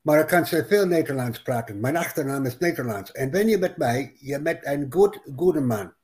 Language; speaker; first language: Dutch; non-native, learner; English